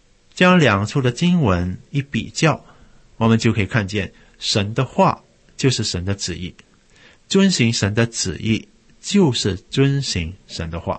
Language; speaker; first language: Chinese; native; Chinese